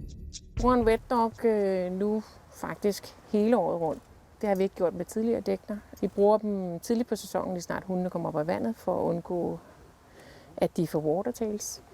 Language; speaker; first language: Danish; native; Danish